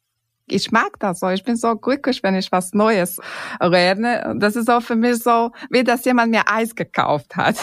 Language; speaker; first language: German; non-native, fluent; Croatian